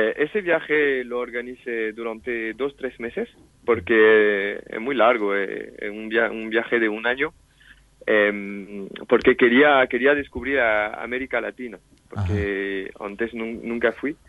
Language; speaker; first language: Spanish; non-native, fluent; French